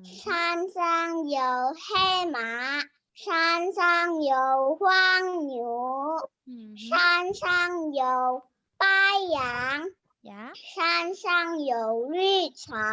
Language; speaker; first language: Chinese; non-native, learner; Indonesian